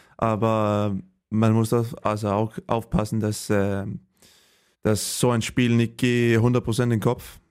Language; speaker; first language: German; non-native, learner; Danish